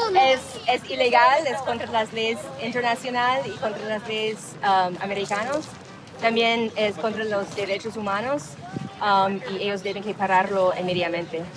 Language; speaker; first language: Spanish; non-native, fluent; English